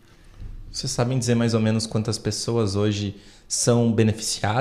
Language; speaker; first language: Portuguese; native; Portuguese